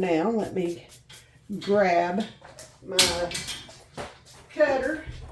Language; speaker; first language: English; native; English